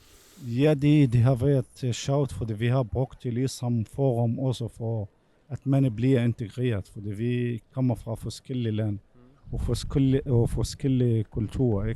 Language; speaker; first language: Danish; non-native, fluent; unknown